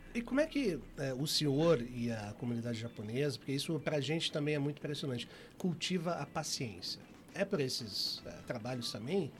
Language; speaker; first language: Portuguese; native; Portuguese